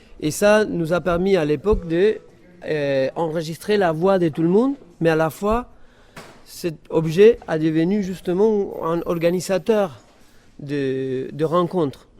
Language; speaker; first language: French; non-native, fluent; Spanish